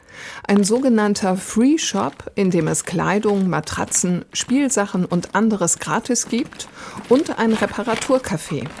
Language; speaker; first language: German; native; German